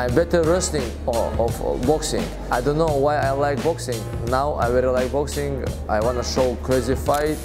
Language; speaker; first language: English; non-native, learner; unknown